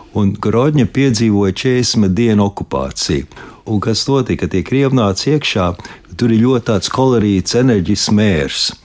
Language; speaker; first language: Latvian; early bilingual, heritage; Latvian